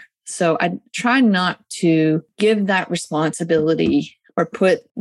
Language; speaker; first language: English; native; English